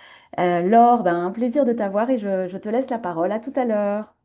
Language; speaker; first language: French; native; French